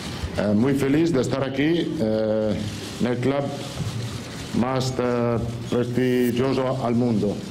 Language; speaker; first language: Spanish; non-native, learner; Italian